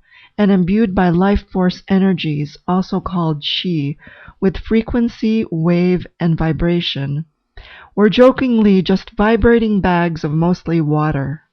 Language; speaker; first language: English; native; English